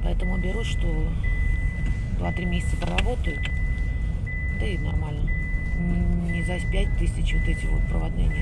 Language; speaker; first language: Russian; native; Russian